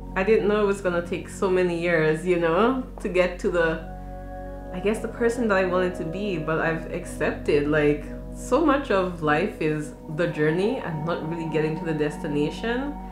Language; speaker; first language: English; native; English